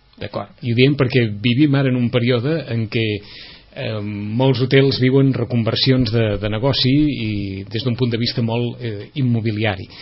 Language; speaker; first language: Catalan; native; Catalan